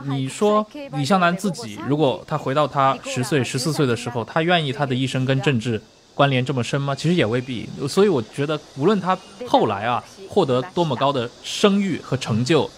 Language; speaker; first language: Chinese; native; Chinese